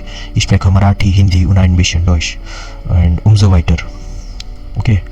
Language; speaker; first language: German; non-native, learner; Marathi